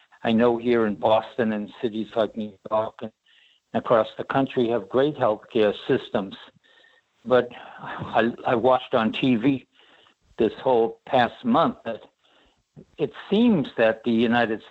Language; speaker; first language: English; native; English